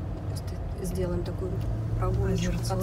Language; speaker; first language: Russian; native; Russian